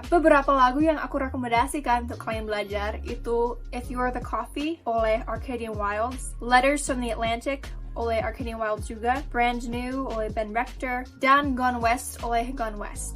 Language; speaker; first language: Indonesian; non-native, fluent; English